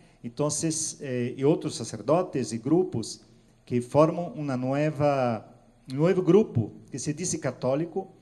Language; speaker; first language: Spanish; non-native, fluent; Portuguese